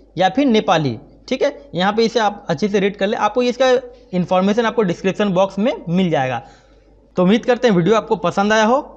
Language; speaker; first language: Hindi; non-native, local second language; Bangla